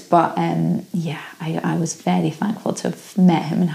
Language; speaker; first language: English; native; English